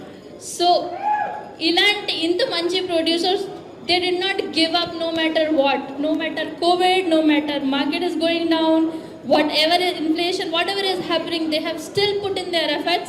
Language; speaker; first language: Telugu; non-native, learner; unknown